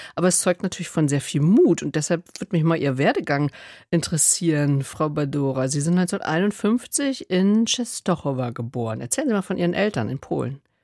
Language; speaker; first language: German; native; German